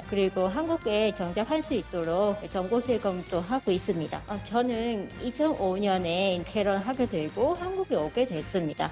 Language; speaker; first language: Korean; non-native, fluent; Vietnamese